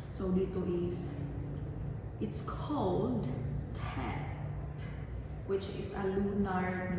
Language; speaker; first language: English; non-native, local second language; Filipino